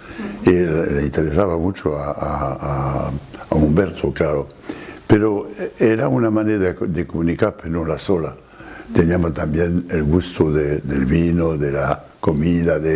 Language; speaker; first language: Spanish; non-native, fluent; French